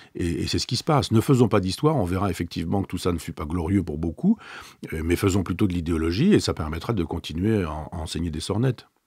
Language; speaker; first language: French; native; French